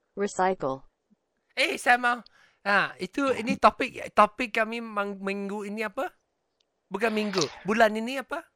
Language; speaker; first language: Malay; non-native, local second language; Chinese